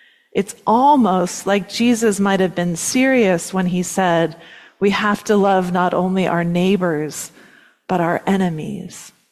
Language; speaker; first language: English; native; English